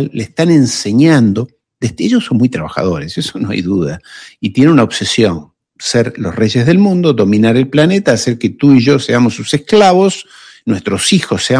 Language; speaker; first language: Spanish; native; Spanish